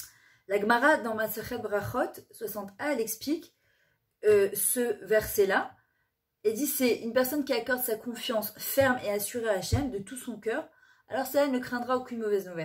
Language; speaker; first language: French; native; French